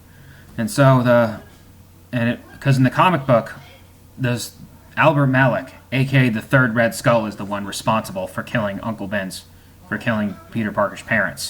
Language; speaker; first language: English; native; English